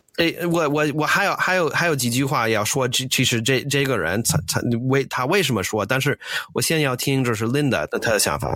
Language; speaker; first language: Chinese; non-native, fluent; English